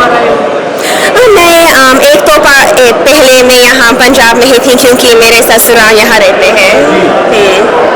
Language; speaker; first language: Hindi; early bilingual, heritage; Hindi